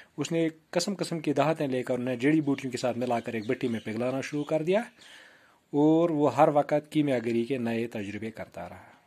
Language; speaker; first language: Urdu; non-native, local second language; Kashmiri